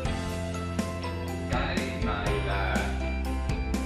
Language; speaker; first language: Vietnamese; non-native, learner; English